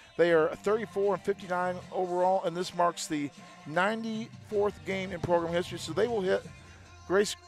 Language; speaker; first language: English; native; English